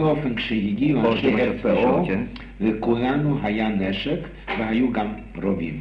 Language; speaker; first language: Hebrew; non-native, fluent; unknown